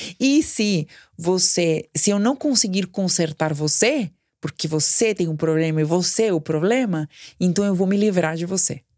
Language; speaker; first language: Portuguese; non-native, fluent; Spanish